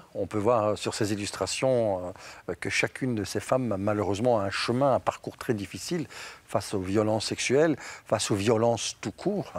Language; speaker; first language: French; native; French